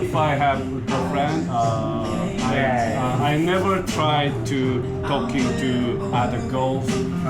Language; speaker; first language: English; non-native, learner; Korean